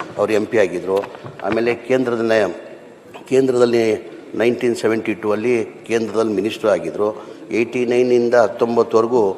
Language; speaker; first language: Kannada; non-native, local second language; Urdu